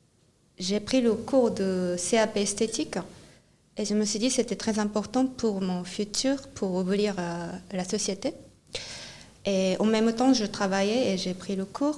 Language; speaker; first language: French; non-native, fluent; Japanese